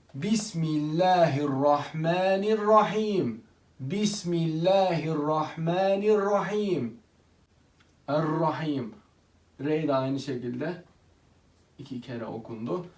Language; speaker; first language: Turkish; non-native, fluent; Arabic